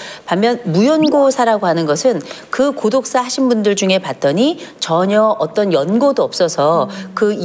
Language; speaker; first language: Korean; native; Korean